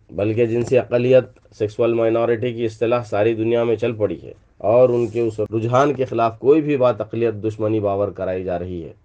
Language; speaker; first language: Urdu; native; Urdu